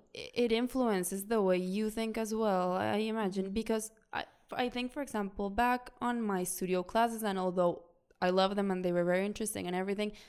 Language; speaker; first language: English; non-native, fluent; Spanish